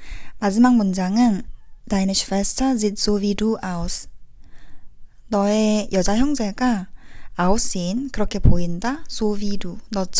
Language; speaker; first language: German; non-native, fluent; Korean